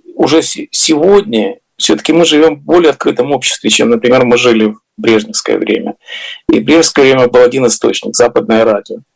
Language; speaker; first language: Russian; native; Russian